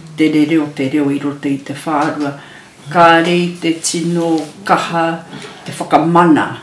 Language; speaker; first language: Māori; native; Māori